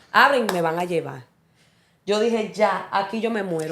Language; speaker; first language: Spanish; early bilingual, heritage; Spanish